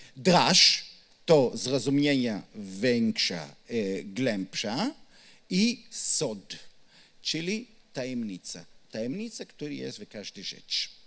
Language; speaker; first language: Polish; non-native, learner; Hebrew